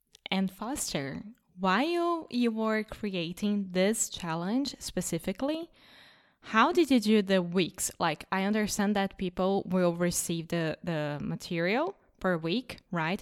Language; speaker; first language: English; non-native, fluent; Portuguese